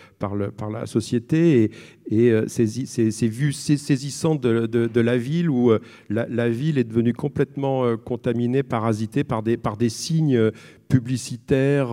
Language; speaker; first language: French; native; French